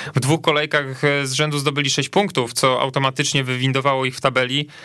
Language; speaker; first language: Polish; native; Polish